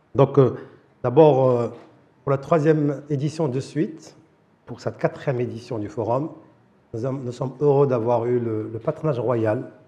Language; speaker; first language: French; non-native, local second language; Arabic